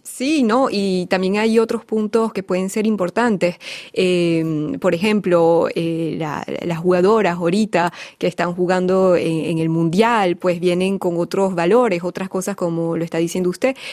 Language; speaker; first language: Spanish; native; Spanish